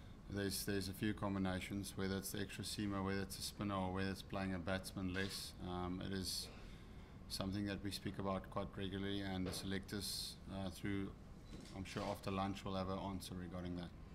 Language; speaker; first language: English; non-native, local second language; Afrikaans